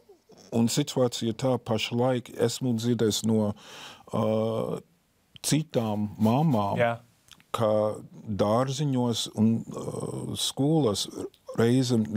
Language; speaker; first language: Latvian; non-native, fluent; English